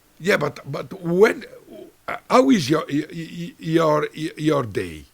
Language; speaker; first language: English; non-native, learner; Italian